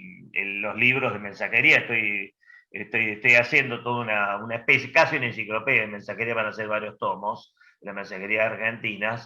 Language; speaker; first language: Spanish; native; Spanish